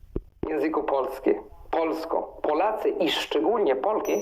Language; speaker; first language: Polish; non-native, fluent; Italian